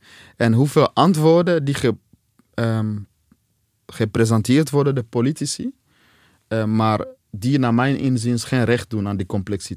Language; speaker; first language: Dutch; non-native, fluent; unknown